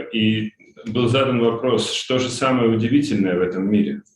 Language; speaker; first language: Russian; native; Russian